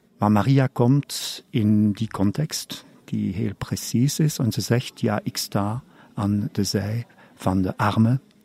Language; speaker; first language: Dutch; non-native, local second language; German